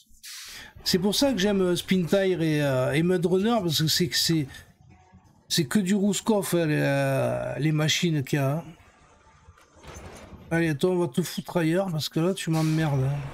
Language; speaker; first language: French; native; French